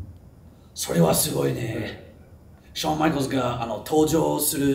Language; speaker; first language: Japanese; non-native, learner; English